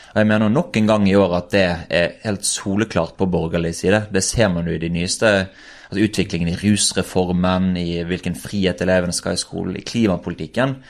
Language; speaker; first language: Norwegian; native; Norwegian